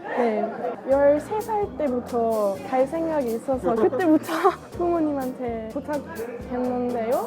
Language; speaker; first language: Korean; non-native, learner; German